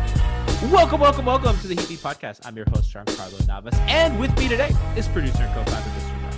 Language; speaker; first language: English; native; English